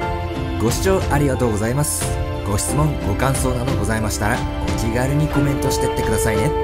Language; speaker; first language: Japanese; native; Japanese